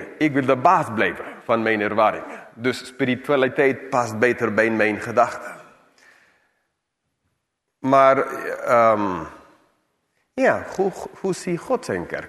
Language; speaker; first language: Dutch; non-native, fluent; English